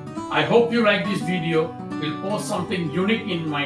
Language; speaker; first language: English; non-native, local second language; Tamil